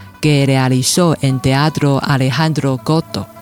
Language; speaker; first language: Spanish; non-native, fluent; Chinese